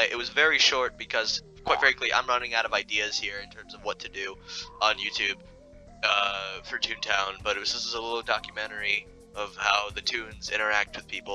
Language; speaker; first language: English; native; English